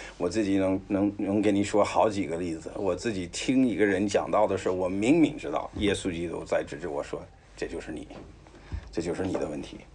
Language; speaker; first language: Chinese; non-native, fluent; English